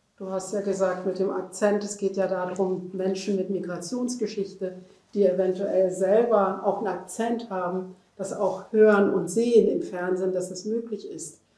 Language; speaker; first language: German; early bilingual, other home language; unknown